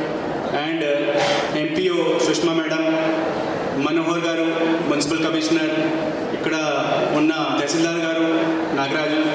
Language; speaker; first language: Telugu; non-native, fluent; Hindi